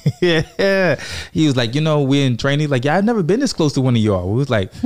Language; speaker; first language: English; native; English